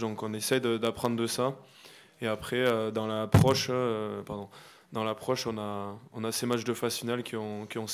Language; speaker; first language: French; native; French